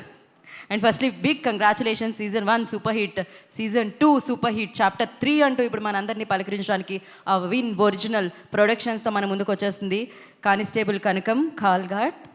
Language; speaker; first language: Telugu; native; Telugu